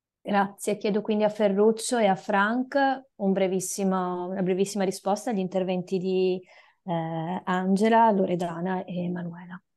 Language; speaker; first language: Italian; native; Italian